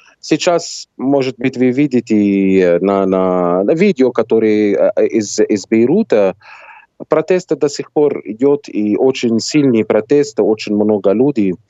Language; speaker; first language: Russian; non-native, fluent; Arabic